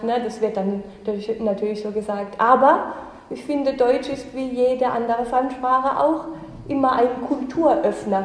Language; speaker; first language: German; native; German